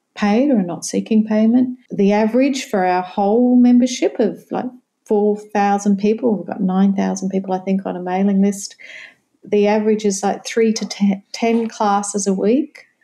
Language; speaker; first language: English; native; English